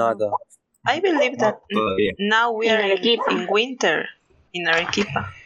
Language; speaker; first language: English; non-native, learner; Spanish